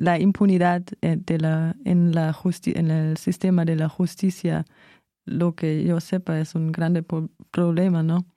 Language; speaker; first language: Spanish; non-native, fluent; German